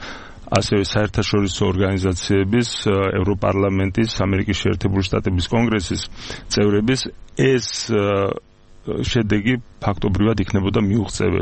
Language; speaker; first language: Georgian; native; Georgian